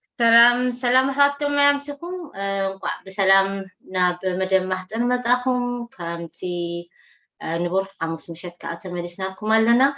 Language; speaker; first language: Tigrinya; native; Tigrinya